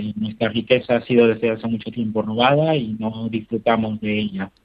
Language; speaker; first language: Spanish; native; Spanish